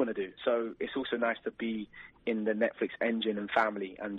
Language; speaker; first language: English; native; English